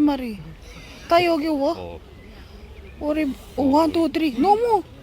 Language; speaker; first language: Korean; non-native, learner; Filipino